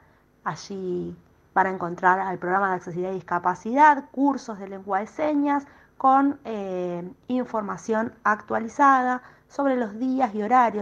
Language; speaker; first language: Spanish; native; Spanish